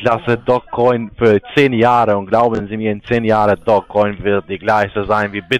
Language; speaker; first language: German; non-native, learner; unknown